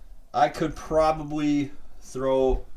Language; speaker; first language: English; native; English